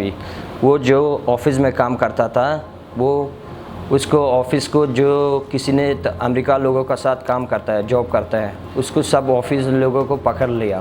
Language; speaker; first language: Hindi; non-native, learner; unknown